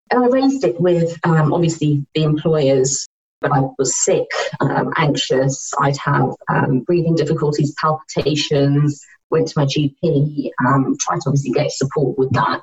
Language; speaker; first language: English; native; English